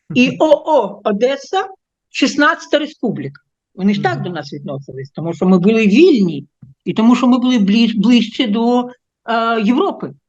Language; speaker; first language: Ukrainian; non-native, local second language; Russian